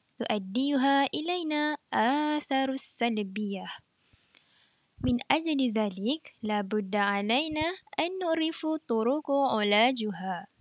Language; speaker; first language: Arabic; non-native, learner; Malay